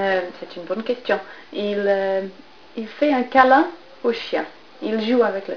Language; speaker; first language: French; non-native, fluent; English